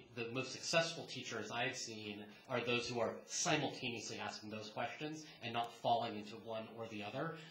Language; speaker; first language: English; native; English